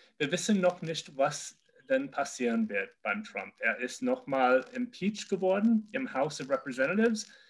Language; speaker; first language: German; non-native, fluent; English